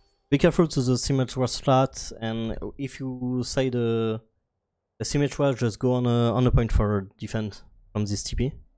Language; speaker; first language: English; non-native, learner; French